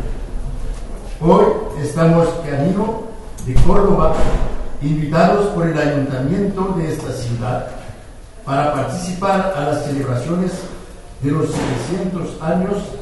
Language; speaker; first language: Spanish; non-native, fluent; French